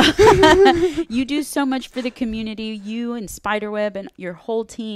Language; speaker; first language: English; native; English